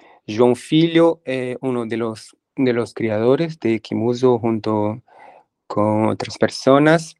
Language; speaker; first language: Spanish; non-native, fluent; Portuguese